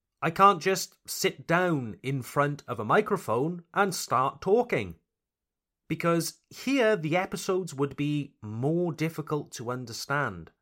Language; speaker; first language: English; native; English